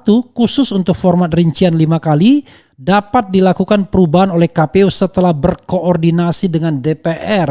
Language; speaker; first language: Indonesian; native; Indonesian